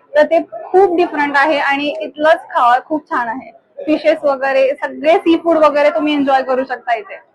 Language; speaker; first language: Marathi; native; Marathi